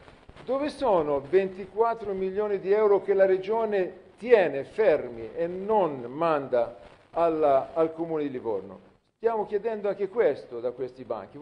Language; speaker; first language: Italian; native; Italian